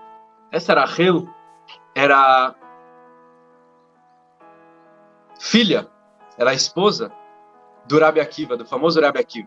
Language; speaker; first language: Portuguese; native; Portuguese